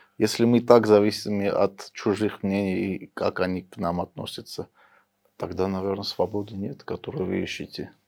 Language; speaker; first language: Russian; early bilingual, heritage; Russian